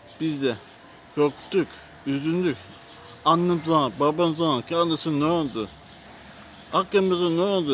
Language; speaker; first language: Turkish; non-native, learner; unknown